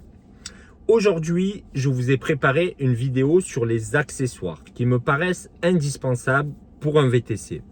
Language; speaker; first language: French; native; French